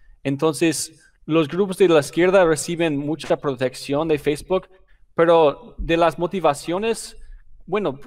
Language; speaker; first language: Spanish; non-native, fluent; English